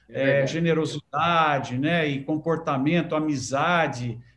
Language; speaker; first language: Portuguese; native; Portuguese